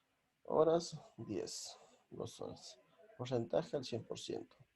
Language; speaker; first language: Spanish; native; Spanish